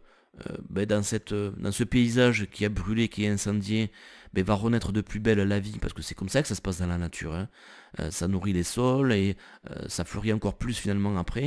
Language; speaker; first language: French; native; French